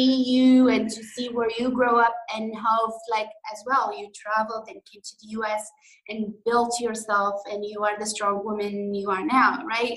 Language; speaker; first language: English; non-native, fluent; Arabic